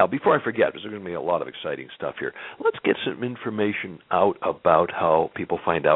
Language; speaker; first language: English; native; English